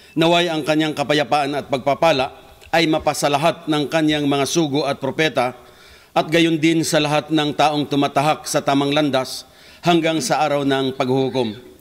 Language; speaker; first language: Filipino; non-native, local second language; Hiligaynon